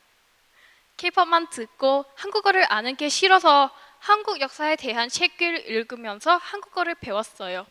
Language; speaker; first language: Korean; non-native, fluent; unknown